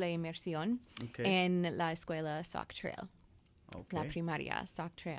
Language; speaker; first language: Spanish; non-native, fluent; English